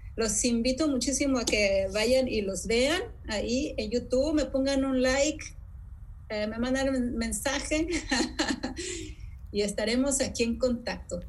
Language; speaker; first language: Spanish; native; Spanish